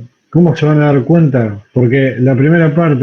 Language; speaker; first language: Spanish; native; Spanish